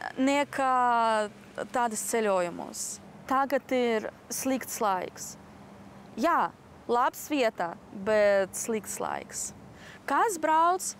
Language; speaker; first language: Latvian; non-native, learner; Belarusian